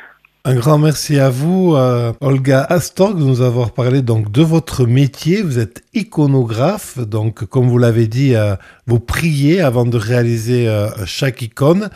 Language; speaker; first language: French; native; French